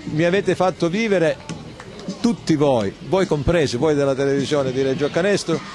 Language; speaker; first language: Italian; native; Italian